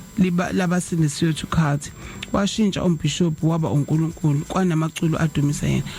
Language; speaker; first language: Zulu; native; Zulu